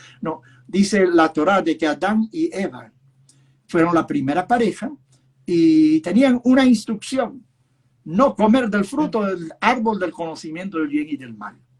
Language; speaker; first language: Spanish; early bilingual, other home language; Yiddish